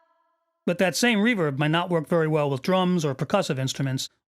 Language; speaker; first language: English; native; English